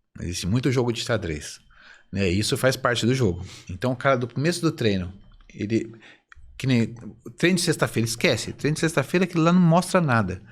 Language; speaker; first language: Portuguese; native; Portuguese